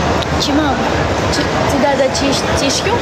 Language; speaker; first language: Indonesian; non-native, learner; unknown